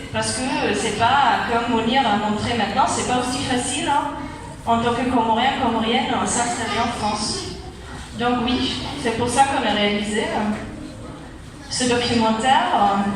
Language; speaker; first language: French; non-native, fluent; German